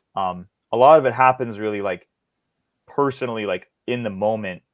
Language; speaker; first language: English; native; English